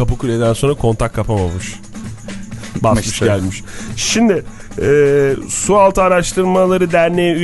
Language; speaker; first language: Turkish; native; Turkish